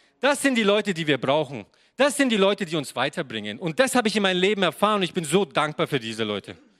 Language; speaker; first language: German; non-native, fluent; Serbian